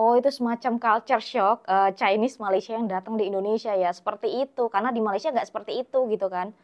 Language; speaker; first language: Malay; non-native, local second language; Javanese